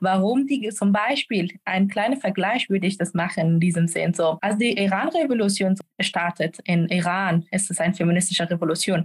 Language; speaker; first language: German; non-native, fluent; Persian